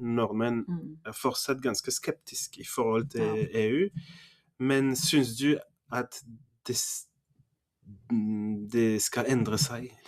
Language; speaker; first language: Norwegian; non-native, fluent; French